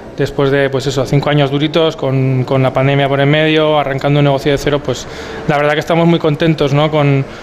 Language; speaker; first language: Spanish; native; Spanish